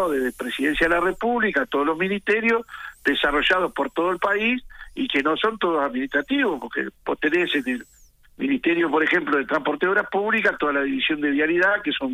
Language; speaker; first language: Spanish; native; Spanish